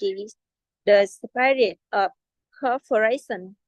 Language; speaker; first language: English; non-native, learner; Vietnamese